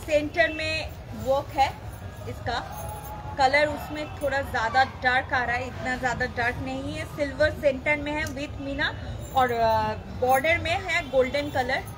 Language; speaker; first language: Hindi; non-native, local second language; Bangla